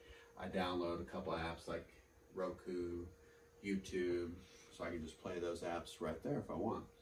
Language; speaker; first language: English; native; English